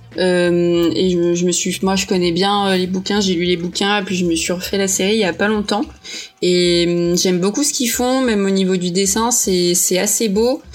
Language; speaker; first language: French; early bilingual, other home language; Portuguese